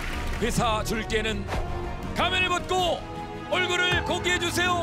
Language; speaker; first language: Korean; native; Korean